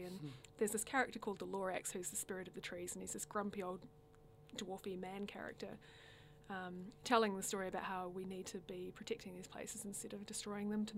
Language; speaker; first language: English; native; English